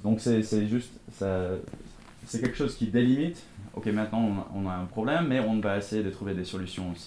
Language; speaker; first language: French; non-native, fluent; English